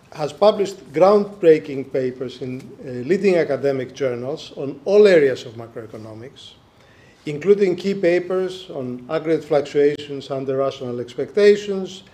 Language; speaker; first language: English; non-native, fluent; Greek